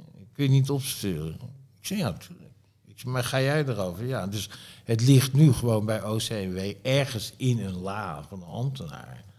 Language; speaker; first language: Dutch; native; Dutch